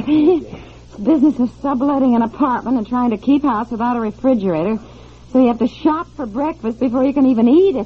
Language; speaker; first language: English; native; English